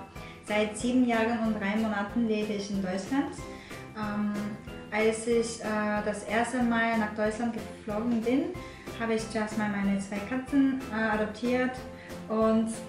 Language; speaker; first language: German; non-native, fluent; Korean